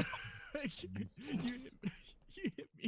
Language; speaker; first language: English; native; English